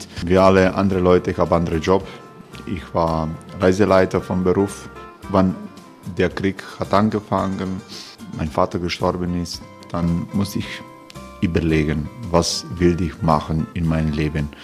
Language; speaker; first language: German; non-native, learner; Croatian